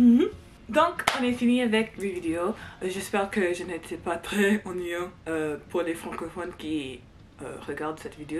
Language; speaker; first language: French; non-native, learner; English